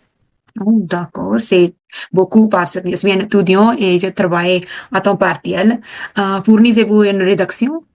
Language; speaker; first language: French; non-native, learner; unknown